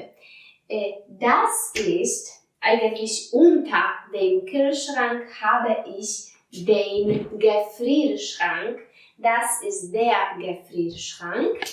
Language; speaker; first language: German; non-native, fluent; Polish